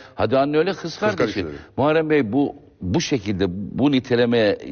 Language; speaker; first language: Turkish; native; Turkish